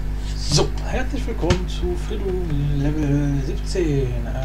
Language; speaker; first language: German; native; German